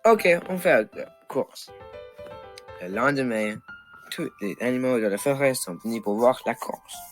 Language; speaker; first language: French; non-native, local second language; English